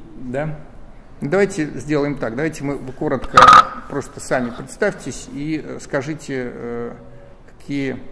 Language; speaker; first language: Russian; native; Russian